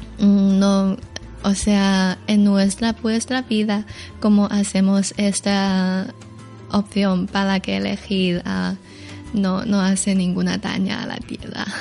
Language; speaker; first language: Spanish; non-native, learner; Chinese